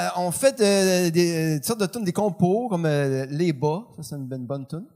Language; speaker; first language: French; native; French